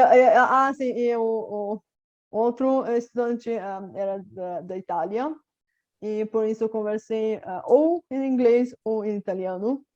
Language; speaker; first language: Portuguese; non-native, fluent; Bulgarian